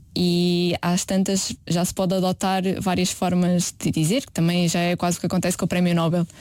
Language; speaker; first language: Portuguese; native; Portuguese